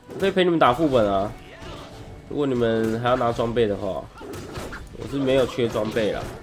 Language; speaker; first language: Chinese; native; Chinese